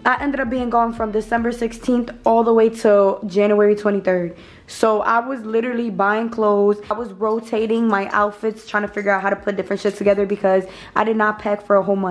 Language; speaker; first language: English; native; English